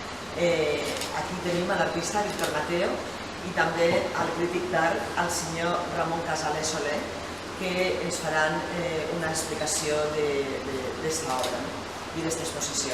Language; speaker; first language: Catalan; native; Catalan